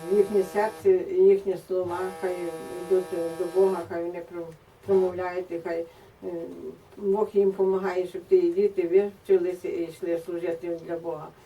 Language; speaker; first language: Ukrainian; native; Ukrainian